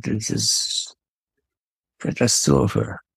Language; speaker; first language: German; non-native, fluent; Russian